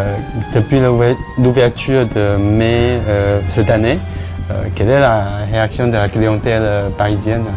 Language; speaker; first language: French; non-native, fluent; Chinese